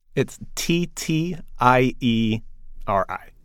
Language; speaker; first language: English; native; English